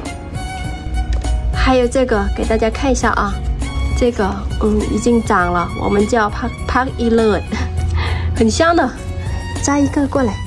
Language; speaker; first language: Chinese; non-native, fluent; Lao